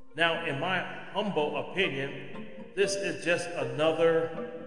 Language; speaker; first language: English; native; English